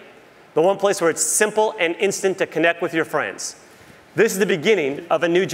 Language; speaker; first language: English; native; English